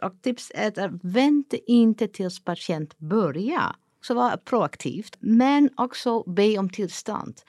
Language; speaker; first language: Swedish; non-native, fluent; Dutch